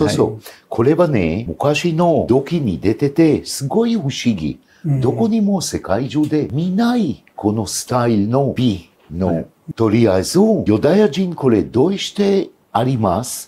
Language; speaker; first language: Japanese; non-native, fluent; Hebrew